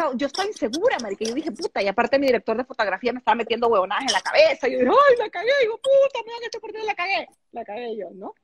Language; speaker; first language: Spanish; native; Spanish